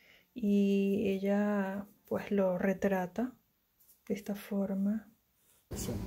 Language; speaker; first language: Spanish; native; Spanish